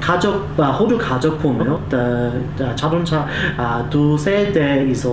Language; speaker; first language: Korean; non-native, learner; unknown